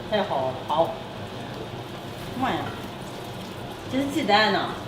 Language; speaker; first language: Chinese; native; Chinese